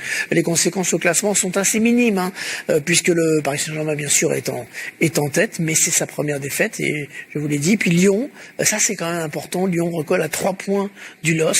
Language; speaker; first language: French; native; French